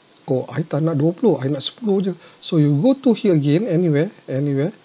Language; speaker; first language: English; non-native, local second language; Malay